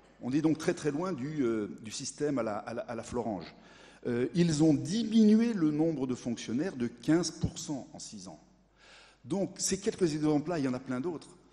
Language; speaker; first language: French; native; French